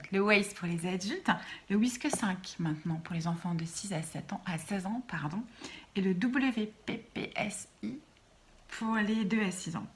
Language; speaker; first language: French; native; French